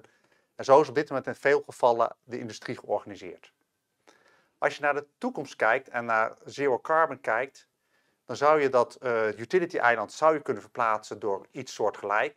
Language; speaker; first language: Dutch; native; Dutch